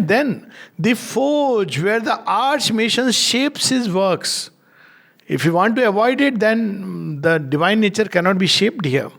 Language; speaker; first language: English; non-native, local second language; Hindi